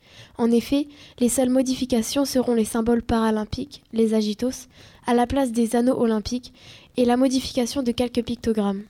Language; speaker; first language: French; native; French